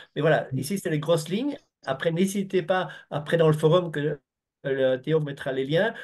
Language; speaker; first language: French; native; French